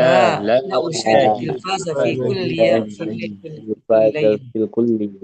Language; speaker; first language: Arabic; non-native, learner; Indonesian